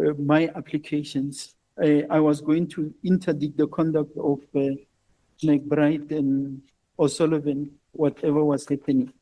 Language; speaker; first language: English; non-native, local second language; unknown